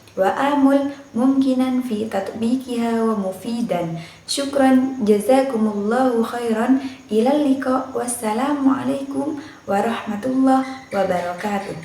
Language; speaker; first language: Arabic; non-native, learner; Indonesian